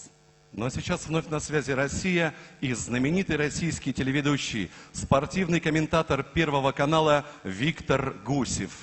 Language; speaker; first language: Russian; native; Russian